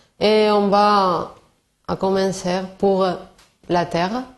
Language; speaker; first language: French; non-native, learner; Spanish